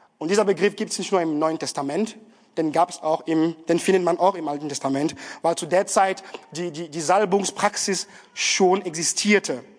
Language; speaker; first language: German; non-native, fluent; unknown